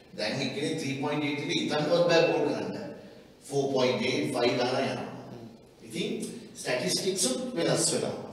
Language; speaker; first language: Sinhala; non-native, local second language; Tamil